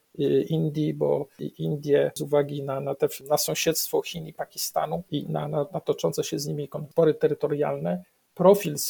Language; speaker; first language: Polish; native; Polish